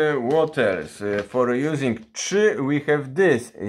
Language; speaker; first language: English; non-native, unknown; Polish